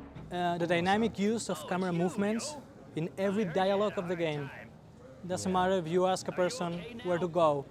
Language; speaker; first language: English; non-native, fluent; Spanish